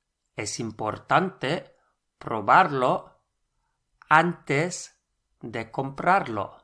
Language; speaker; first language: Spanish; non-native, fluent; English